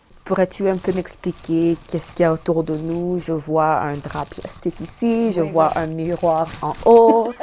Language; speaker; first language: French; native; French